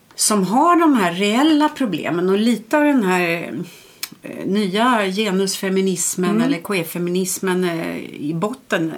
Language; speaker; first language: Swedish; early bilingual, other home language; Estonian